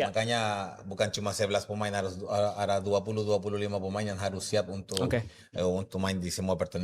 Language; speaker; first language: Indonesian; non-native, fluent; Spanish